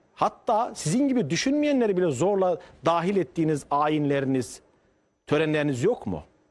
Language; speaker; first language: Turkish; native; Turkish